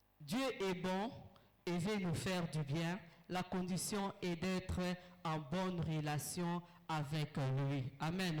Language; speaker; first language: French; non-native, local second language; Lingala